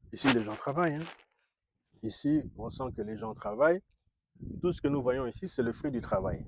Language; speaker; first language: French; non-native, local second language; Kongo